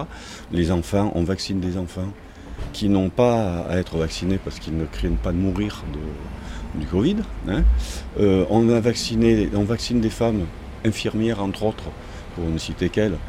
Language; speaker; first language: French; native; French